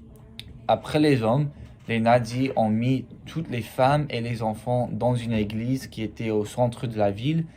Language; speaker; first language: French; non-native, fluent; English